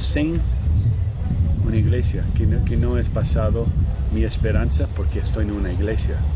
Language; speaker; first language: Spanish; non-native, fluent; Portuguese